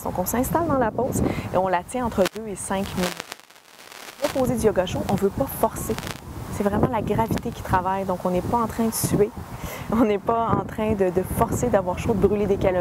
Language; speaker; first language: French; native; French